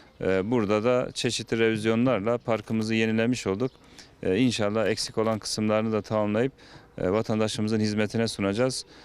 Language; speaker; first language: Turkish; native; Turkish